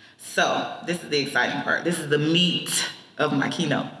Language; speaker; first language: English; native; English